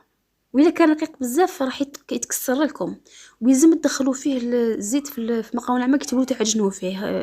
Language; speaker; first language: Arabic; native; Arabic